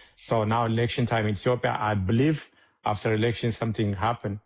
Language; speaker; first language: English; non-native, learner; Amharic